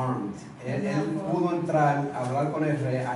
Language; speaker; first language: Spanish; native; Spanish